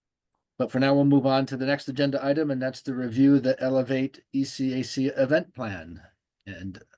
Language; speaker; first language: English; native; English